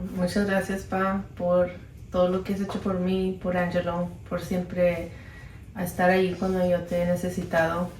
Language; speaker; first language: Spanish; early bilingual, other home language; English